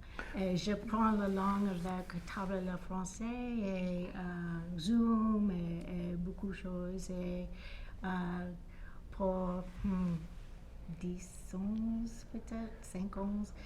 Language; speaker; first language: French; non-native, learner; English